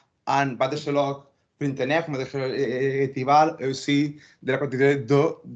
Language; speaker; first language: French; non-native, fluent; Spanish